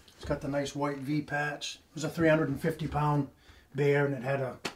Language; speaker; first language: English; native; English